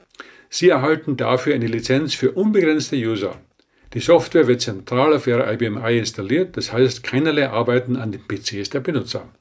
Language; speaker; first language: German; native; German